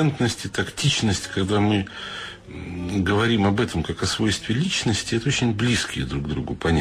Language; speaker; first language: Russian; native; Russian